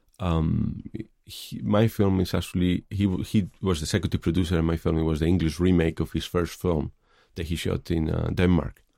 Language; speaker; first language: English; non-native, fluent; Spanish